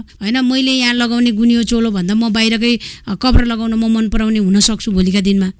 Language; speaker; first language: Nepali; non-native, local second language; Gurung